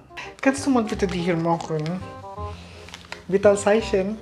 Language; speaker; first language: German; non-native, learner; Filipino